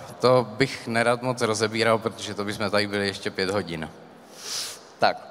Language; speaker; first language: Czech; native; Czech